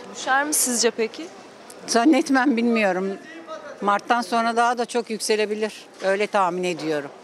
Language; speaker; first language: Turkish; native; Turkish